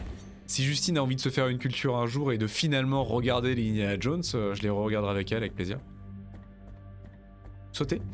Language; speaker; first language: French; native; French